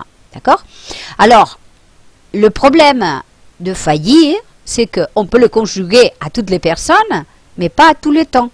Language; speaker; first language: French; non-native, fluent; Spanish